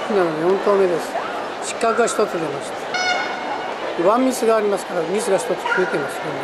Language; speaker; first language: Japanese; native; Japanese